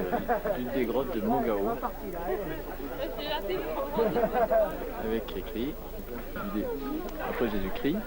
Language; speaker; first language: French; native; French